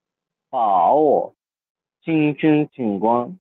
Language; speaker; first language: Chinese; non-native, learner; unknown